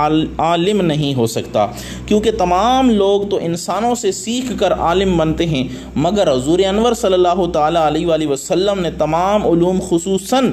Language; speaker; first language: Urdu; native; Urdu